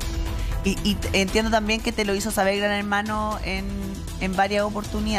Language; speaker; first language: Spanish; native; Spanish